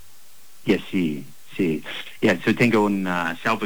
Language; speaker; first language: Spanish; non-native, learner; English